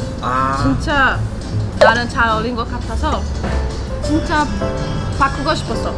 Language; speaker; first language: Korean; non-native, learner; Portuguese